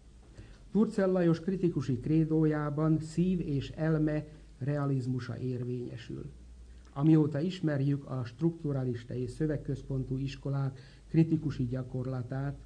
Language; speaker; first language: Hungarian; native; Hungarian